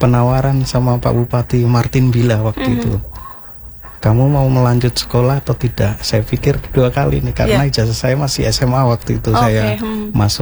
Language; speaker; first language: Indonesian; non-native, local second language; Javanese